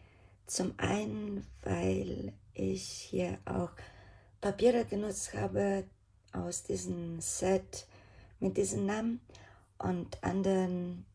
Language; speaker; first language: German; non-native, fluent; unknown